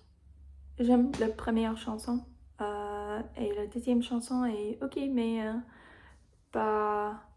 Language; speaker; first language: French; non-native, learner; English